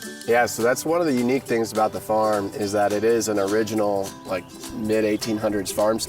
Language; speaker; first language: English; native; English